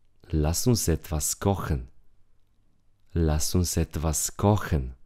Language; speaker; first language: German; non-native, fluent; Romanian